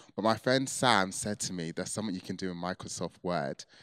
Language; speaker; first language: English; early bilingual, other home language; Yoruba